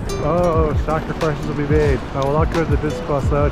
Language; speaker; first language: English; native; English